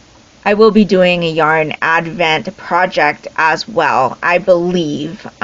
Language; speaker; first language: English; native; English